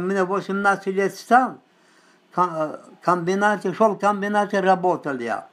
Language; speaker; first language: Russian; non-native, local second language; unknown